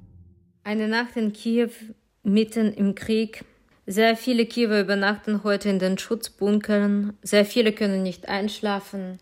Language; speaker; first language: German; non-native, fluent; Ukrainian